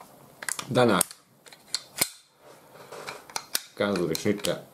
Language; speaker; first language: German; non-native, learner; Hungarian